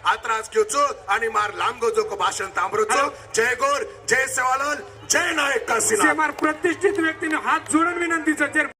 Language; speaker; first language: Marathi; non-native, local second language; Lambadi